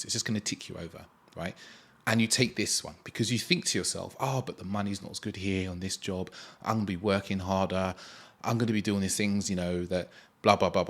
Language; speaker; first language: English; native; English